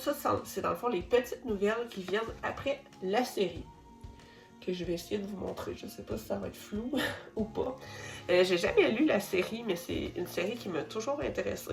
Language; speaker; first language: French; native; French